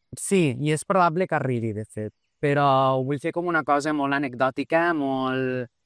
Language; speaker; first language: Catalan; early bilingual, other home language; Portuguese